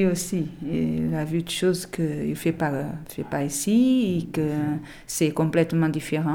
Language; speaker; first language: French; non-native, learner; Portuguese